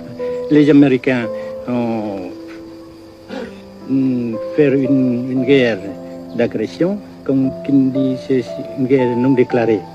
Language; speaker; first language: French; non-native, fluent; Vietnamese